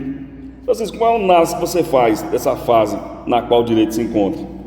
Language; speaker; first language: Portuguese; native; Portuguese